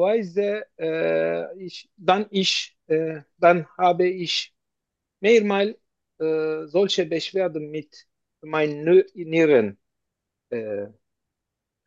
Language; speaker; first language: German; non-native, learner; Turkish